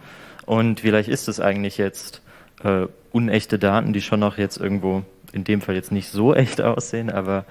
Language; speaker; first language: German; native; German